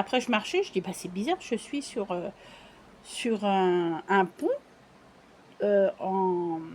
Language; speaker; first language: French; native; French